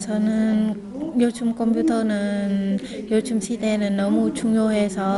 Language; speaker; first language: Korean; non-native, learner; Vietnamese